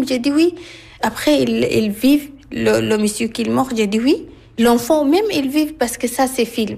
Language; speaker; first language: French; non-native, learner; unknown